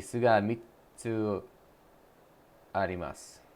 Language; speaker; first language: Japanese; non-native, learner; English